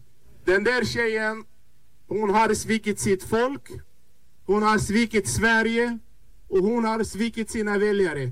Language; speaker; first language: Swedish; non-native, fluent; Arabic